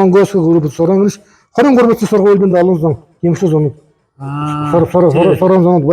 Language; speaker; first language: Mongolian; non-native, learner; Buriat